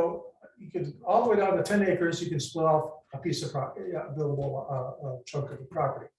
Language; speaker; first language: English; native; English